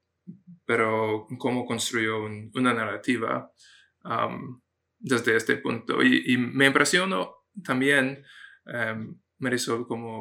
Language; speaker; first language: Spanish; non-native, fluent; English